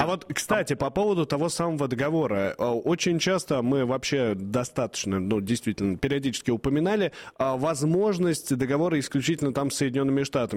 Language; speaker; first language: Russian; native; Russian